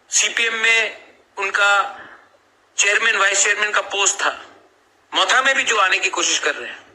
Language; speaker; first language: Hindi; non-native, local second language; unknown